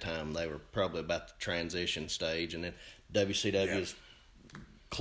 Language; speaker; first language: English; native; English